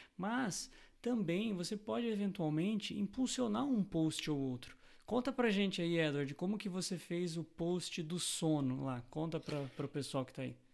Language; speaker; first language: Portuguese; native; Portuguese